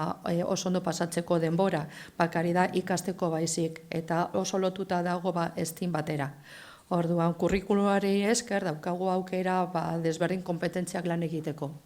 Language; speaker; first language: Basque; non-native, local second language; Spanish